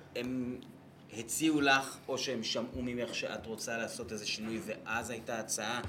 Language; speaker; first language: Hebrew; native; Hebrew